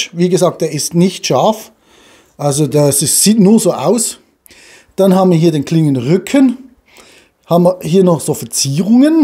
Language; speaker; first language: German; native; German